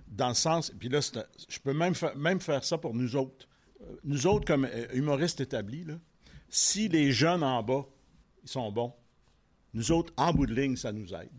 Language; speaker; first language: French; native; French